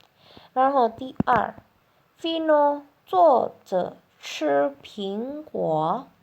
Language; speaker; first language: Chinese; non-native, fluent; Indonesian